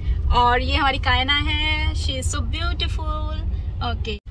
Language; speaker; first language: Hindi; native; Hindi